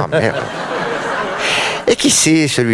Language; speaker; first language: French; native; French